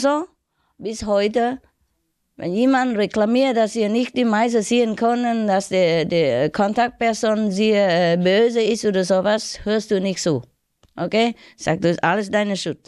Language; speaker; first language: German; non-native, learner; Vietnamese